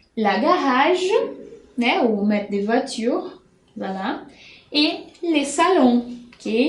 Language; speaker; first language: French; non-native, fluent; Portuguese